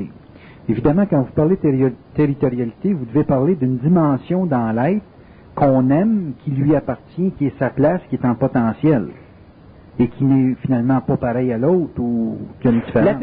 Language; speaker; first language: French; native; French